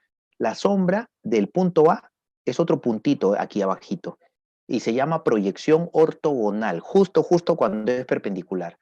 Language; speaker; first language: Spanish; native; Spanish